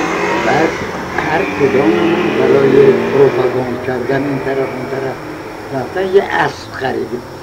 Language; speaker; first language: Persian; native; Persian